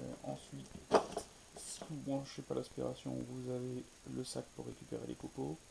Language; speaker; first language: French; native; French